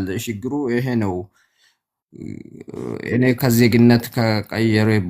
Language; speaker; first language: Amharic; non-native, local second language; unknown